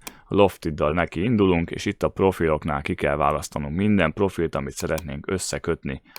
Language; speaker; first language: Hungarian; native; Hungarian